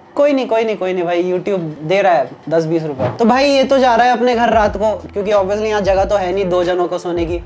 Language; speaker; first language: Hindi; native; Hindi